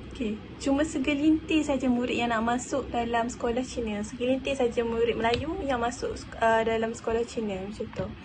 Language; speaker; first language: Malay; native; Malay